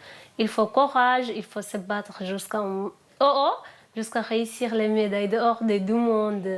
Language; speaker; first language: French; non-native, learner; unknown